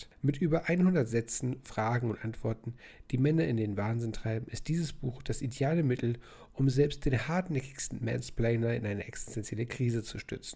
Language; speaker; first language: German; native; German